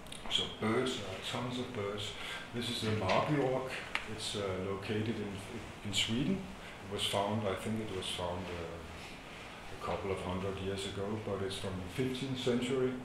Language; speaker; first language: English; non-native, fluent; Danish